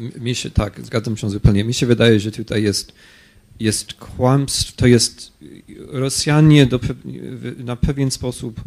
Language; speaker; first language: Polish; non-native, fluent; English